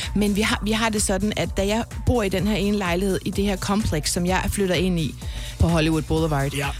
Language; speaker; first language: Danish; native; Danish